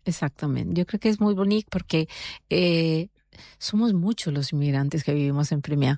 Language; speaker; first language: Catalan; non-native, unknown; Spanish